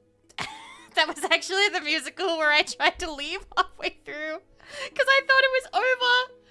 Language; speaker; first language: English; native; English